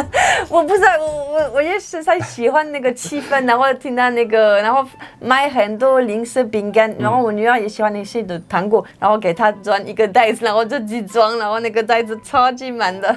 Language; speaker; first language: Chinese; non-native, fluent; French